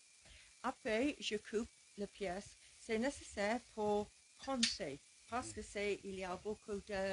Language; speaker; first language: French; non-native, learner; English